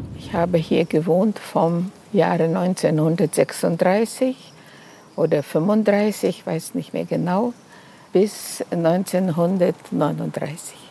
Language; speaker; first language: German; non-native, fluent; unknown